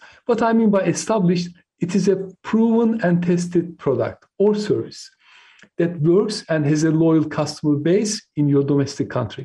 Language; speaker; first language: English; non-native, fluent; Turkish